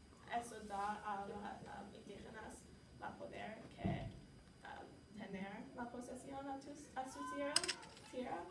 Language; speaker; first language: Spanish; non-native, learner; English